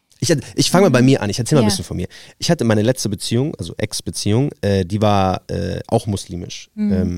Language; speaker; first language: German; native; German